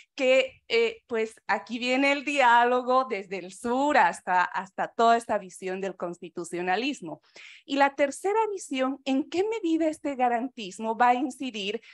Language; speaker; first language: Spanish; native; Spanish